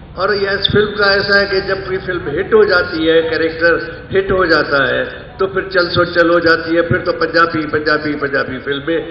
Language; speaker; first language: Urdu; non-native, local second language; Sindhi